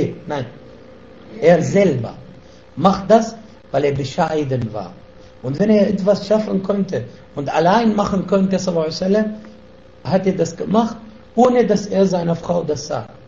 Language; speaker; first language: German; non-native, fluent; Arabic